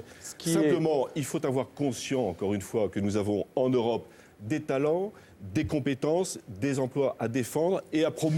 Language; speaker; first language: French; native; French